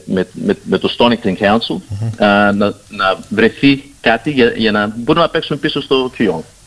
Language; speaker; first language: Greek; early bilingual, heritage; Greek